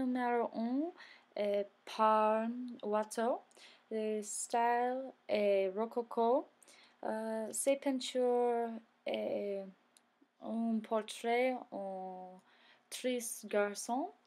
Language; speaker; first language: French; non-native, learner; English